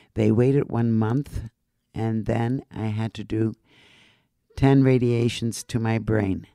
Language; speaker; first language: English; non-native, fluent; Dutch